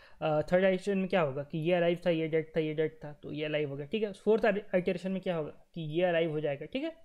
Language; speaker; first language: Hindi; native; Hindi